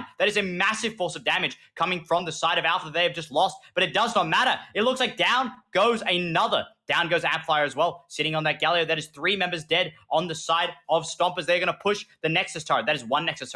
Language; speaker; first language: English; native; English